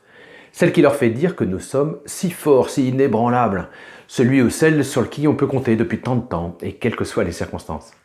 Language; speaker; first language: French; native; French